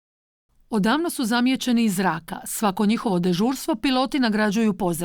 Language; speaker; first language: Croatian; native; Croatian